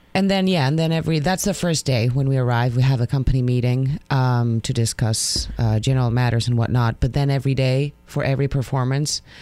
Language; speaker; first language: English; non-native, fluent; Spanish